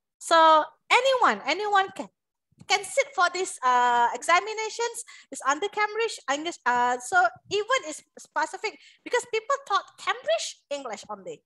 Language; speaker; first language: English; non-native, local second language; Malay